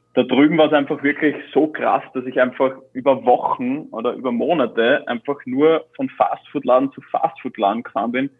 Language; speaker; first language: German; native; German